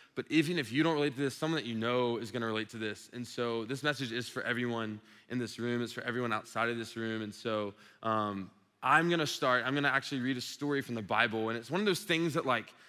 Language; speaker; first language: English; native; English